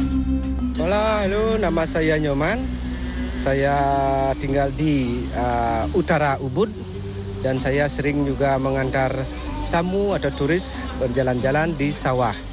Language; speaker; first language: Indonesian; non-native, local second language; Balinese